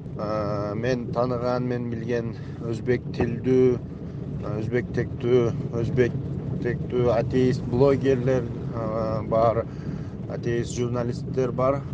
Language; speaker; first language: Kyrgyz; non-native, local second language; Uzbek